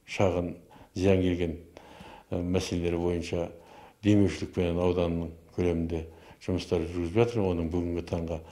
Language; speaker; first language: Kazakh; native; Kazakh